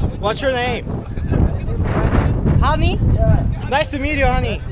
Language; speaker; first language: English; non-native, learner; Korean